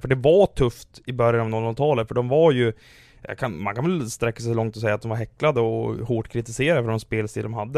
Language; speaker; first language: Swedish; native; Swedish